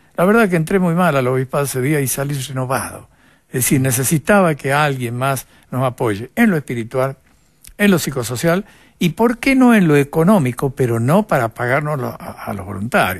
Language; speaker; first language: Spanish; native; Spanish